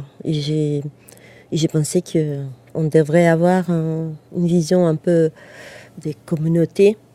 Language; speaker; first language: French; non-native, fluent; Portuguese